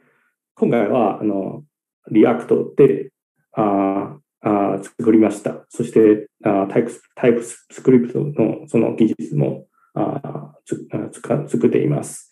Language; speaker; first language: Japanese; non-native, learner; Chinese